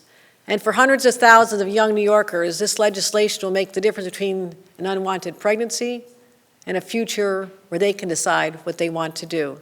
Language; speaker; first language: English; native; English